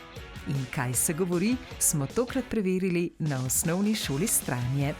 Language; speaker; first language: Slovenian; native; Slovenian